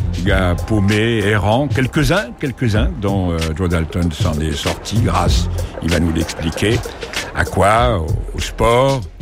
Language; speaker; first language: French; native; French